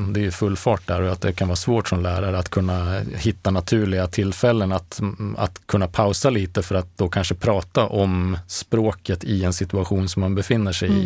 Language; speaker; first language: Swedish; native; Swedish